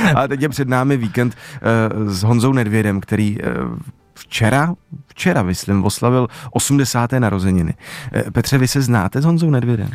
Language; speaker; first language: Czech; native; Czech